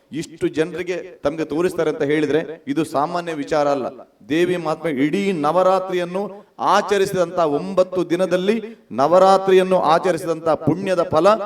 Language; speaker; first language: Kannada; non-native, local second language; Tulu